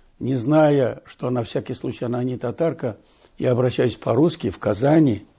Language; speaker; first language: Russian; non-native, local second language; Tatar